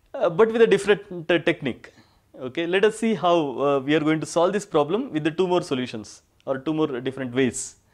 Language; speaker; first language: English; non-native, local second language; Kannada